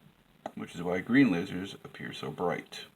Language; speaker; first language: English; native; English